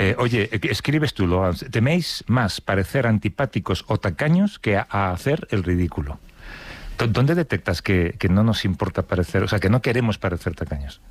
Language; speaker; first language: Spanish; native; Spanish